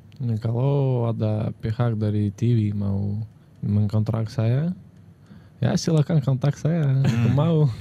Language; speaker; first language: Indonesian; non-native, fluent; Russian